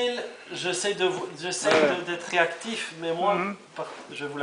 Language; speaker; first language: French; native; French